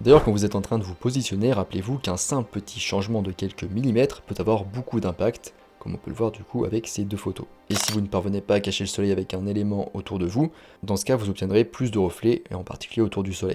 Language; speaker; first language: French; native; French